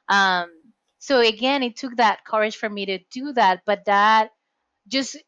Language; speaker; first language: English; non-native, fluent; Spanish